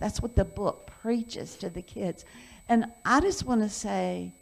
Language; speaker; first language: English; native; English